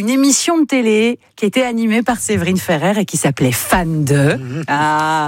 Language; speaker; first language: French; native; French